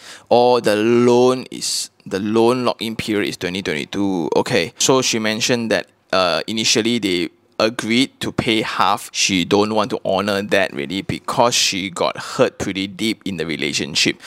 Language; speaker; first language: English; non-native, local second language; Chinese